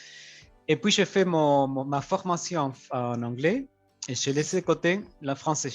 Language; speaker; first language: French; non-native, fluent; Spanish